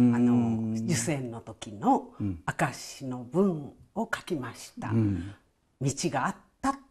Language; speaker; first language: Japanese; native; Japanese